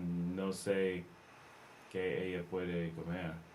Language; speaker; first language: Spanish; non-native, learner; English